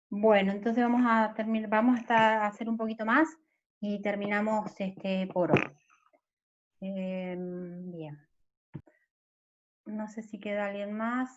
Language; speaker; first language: Spanish; native; Spanish